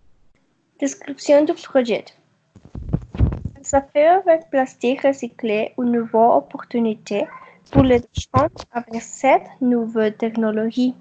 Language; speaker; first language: French; non-native, learner; Spanish